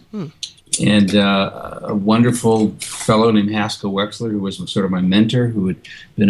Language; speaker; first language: English; native; English